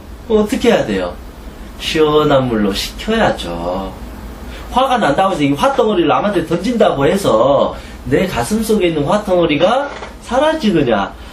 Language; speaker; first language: Korean; native; Korean